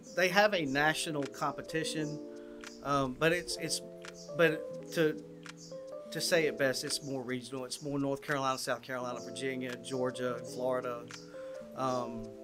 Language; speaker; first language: English; native; English